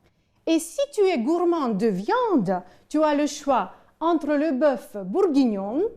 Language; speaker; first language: French; non-native, fluent; Ukrainian